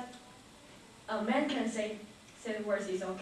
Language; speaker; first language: English; non-native, learner; Chinese